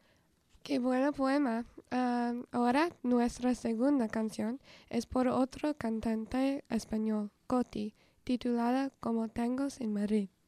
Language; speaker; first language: Spanish; non-native, fluent; English